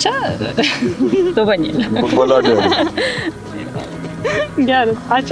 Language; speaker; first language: Lithuanian; native; Lithuanian